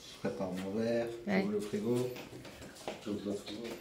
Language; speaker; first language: French; native; French